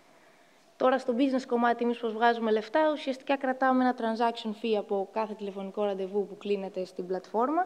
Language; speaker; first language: Greek; native; Greek